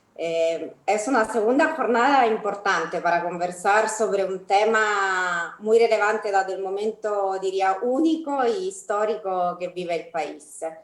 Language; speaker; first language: Spanish; non-native, fluent; Italian